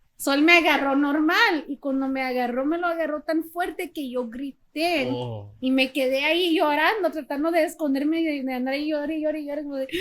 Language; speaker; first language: Spanish; early bilingual, heritage; Spanish